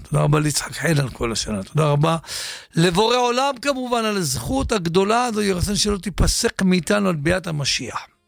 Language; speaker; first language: Hebrew; native; Hebrew